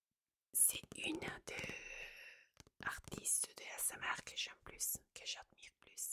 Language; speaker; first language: French; non-native, fluent; Italian